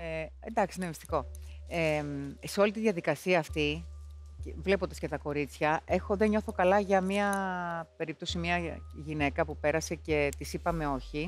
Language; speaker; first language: Greek; native; Greek